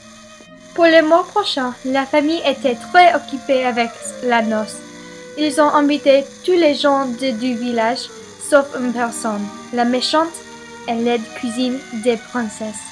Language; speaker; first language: French; non-native, learner; English